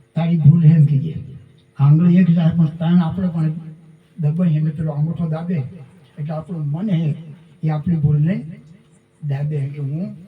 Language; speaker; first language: Gujarati; non-native, local second language; Bhili